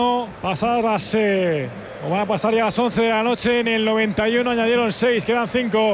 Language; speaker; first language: Spanish; native; Spanish